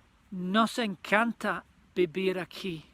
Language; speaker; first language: Spanish; non-native, learner; English